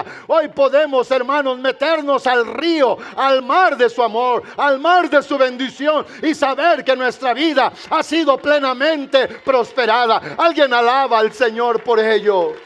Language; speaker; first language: Spanish; native; Spanish